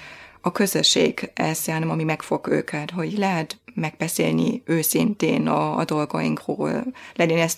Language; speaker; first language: Hungarian; non-native, fluent; German